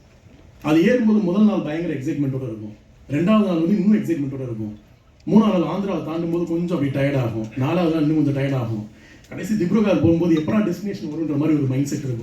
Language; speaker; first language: Tamil; native; Tamil